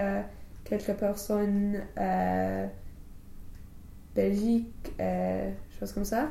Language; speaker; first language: French; non-native, learner; English